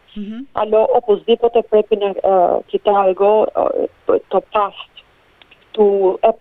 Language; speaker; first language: Greek; early bilingual, heritage; Greek